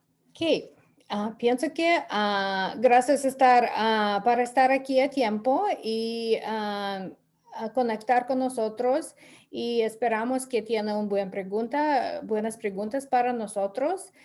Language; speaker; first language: Spanish; non-native, fluent; English